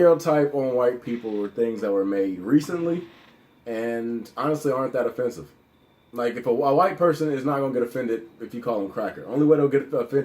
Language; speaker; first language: English; native; English